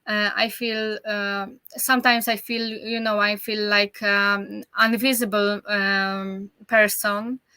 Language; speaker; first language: English; non-native, learner; Polish